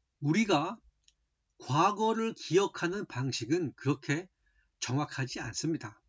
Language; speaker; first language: Korean; native; Korean